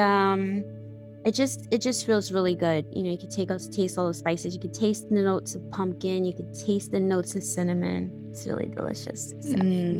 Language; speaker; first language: English; native; English